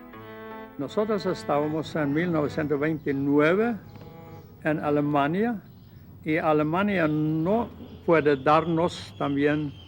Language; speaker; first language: Spanish; non-native, learner; Plautdietsch